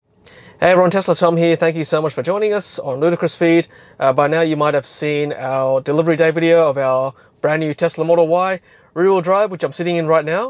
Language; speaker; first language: English; native; English